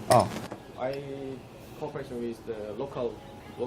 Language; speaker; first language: English; non-native, fluent; Korean